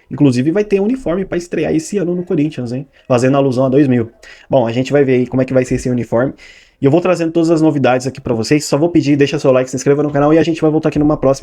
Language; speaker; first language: Portuguese; native; Portuguese